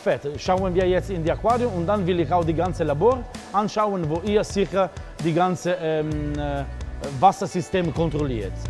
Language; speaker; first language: German; non-native, fluent; Italian